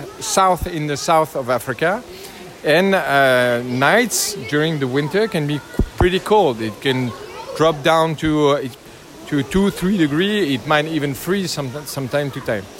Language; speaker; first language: English; non-native, learner; French